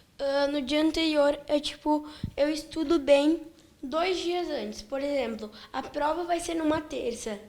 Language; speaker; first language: Portuguese; native; Portuguese